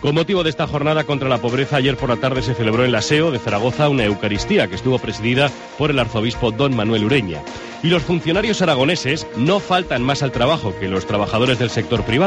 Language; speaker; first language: Spanish; native; Spanish